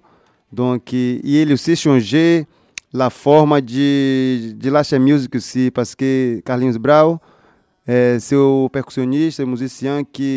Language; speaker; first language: French; non-native, learner; Portuguese